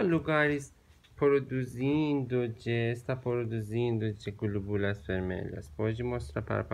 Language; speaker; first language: Portuguese; non-native, learner; Persian